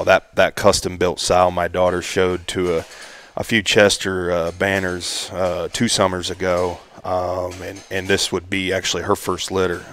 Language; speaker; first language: English; native; English